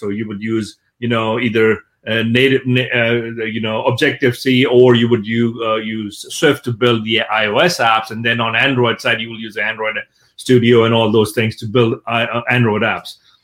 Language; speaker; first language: English; non-native, local second language; Urdu